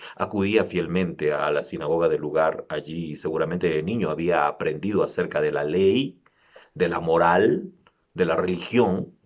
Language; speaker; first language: Spanish; native; Spanish